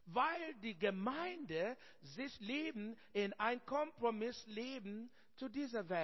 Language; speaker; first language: German; non-native, learner; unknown